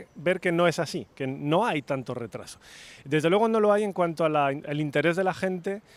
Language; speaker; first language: Spanish; native; Spanish